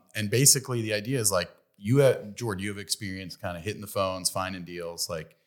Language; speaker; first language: English; native; English